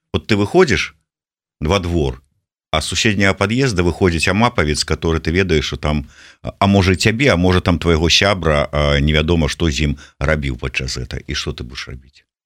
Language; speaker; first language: Belarusian; non-native, local second language; Russian